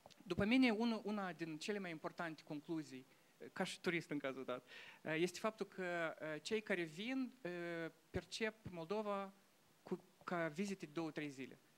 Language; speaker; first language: Romanian; non-native, local second language; Russian